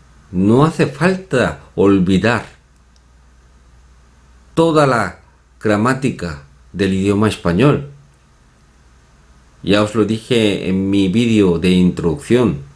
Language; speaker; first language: Spanish; non-native, fluent; Korean